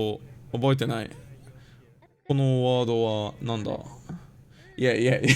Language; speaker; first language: Japanese; non-native, learner; English